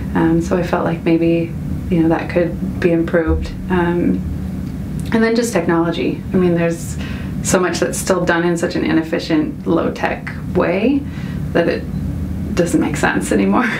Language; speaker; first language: English; native; English